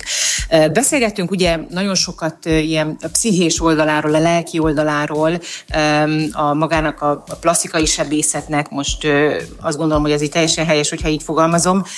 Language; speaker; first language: Hungarian; native; Hungarian